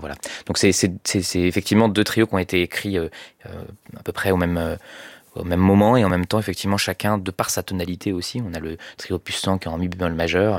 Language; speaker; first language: French; native; French